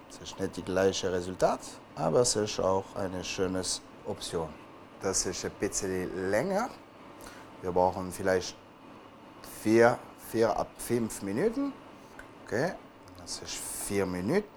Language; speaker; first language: German; non-native, learner; French